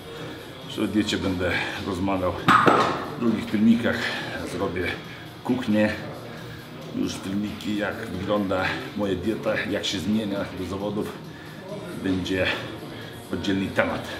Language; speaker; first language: Polish; non-native, fluent; Lithuanian